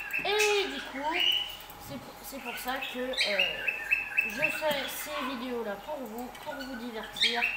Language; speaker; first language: French; native; French